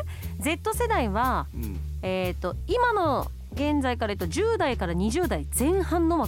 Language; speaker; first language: Japanese; native; Japanese